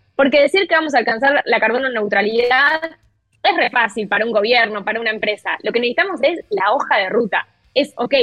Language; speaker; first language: Spanish; native; Spanish